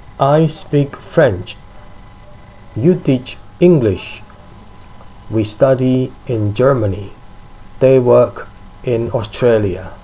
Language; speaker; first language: English; non-native, fluent; Indonesian